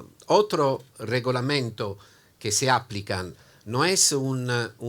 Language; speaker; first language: Spanish; non-native, learner; Italian